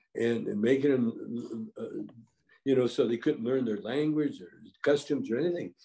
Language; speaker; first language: English; native; English